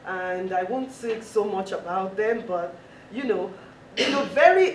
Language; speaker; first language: English; non-native, local second language; Yoruba